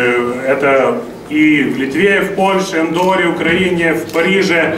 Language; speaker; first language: Russian; non-native, fluent; Lithuanian